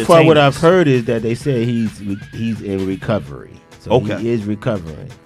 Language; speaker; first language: English; native; English